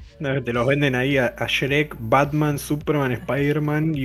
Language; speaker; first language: Spanish; native; Spanish